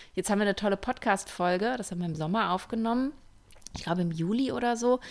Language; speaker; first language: German; native; German